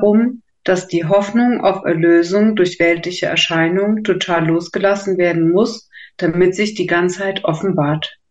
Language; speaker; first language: German; native; German